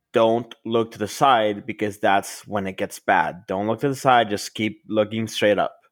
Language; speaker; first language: English; early bilingual, other home language; Spanish